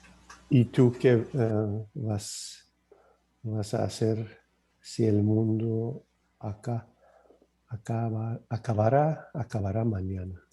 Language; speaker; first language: Spanish; non-native, learner; English